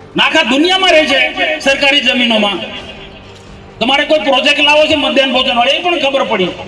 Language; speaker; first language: Gujarati; non-native, local second language; Vasavi